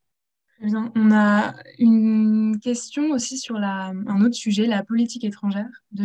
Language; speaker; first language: French; native; French